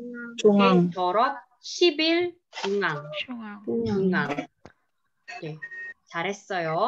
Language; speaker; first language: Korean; non-native, fluent; Indonesian